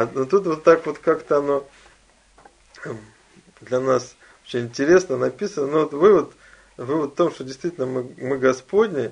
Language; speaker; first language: Russian; native; Russian